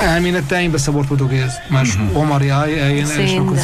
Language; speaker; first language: Portuguese; non-native, learner; Arabic